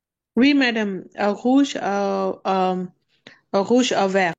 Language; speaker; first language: French; non-native, learner; Dutch